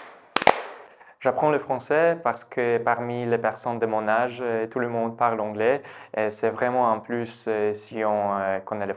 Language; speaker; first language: French; non-native, fluent; Polish